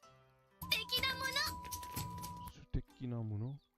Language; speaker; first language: Japanese; non-native, learner; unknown